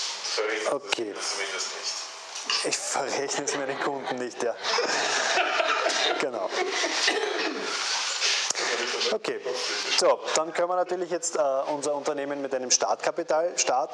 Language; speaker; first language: German; native; German